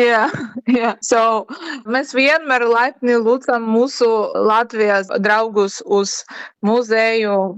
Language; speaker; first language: Latvian; non-native, learner; Ukrainian